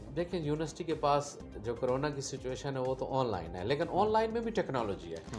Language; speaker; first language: Urdu; non-native, local second language; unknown